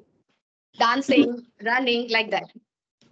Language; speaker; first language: English; non-native, learner; Maithili